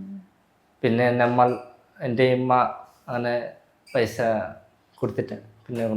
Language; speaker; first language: Malayalam; non-native, learner; Bangla